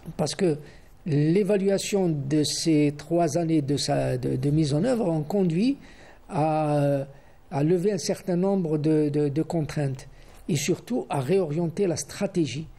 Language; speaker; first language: French; non-native, local second language; Arabic